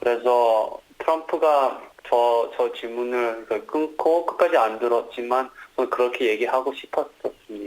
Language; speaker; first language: Korean; early bilingual, heritage; Korean